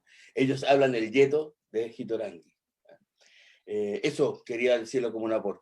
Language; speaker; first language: Spanish; native; Spanish